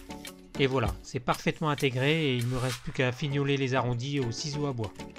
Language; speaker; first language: French; native; French